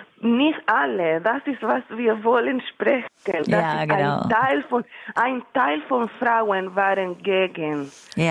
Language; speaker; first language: German; non-native, learner; Spanish